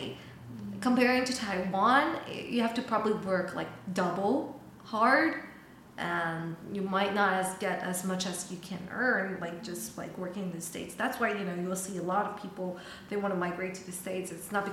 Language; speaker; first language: English; non-native, fluent; Chinese